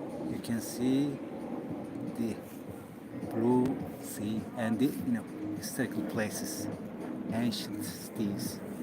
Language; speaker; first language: English; non-native, learner; Turkish